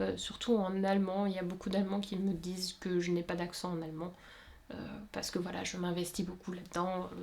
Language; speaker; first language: French; native; French